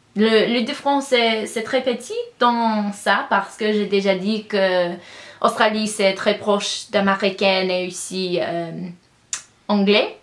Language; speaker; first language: French; non-native, learner; English